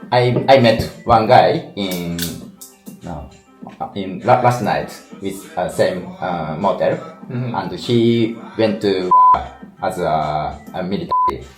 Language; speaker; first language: English; non-native, learner; Japanese